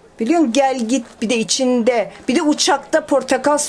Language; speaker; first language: Turkish; early bilingual, heritage; Turkish